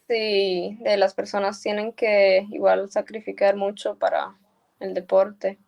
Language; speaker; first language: Spanish; early bilingual, heritage; Spanish